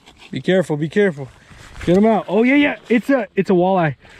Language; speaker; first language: English; native; English